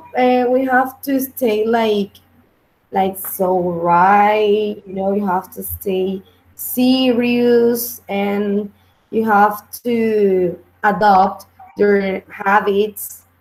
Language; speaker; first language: English; non-native, learner; Spanish